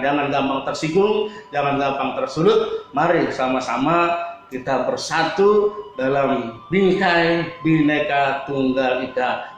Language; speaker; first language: Indonesian; native; Indonesian